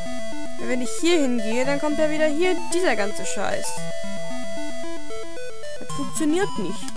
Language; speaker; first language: German; native; German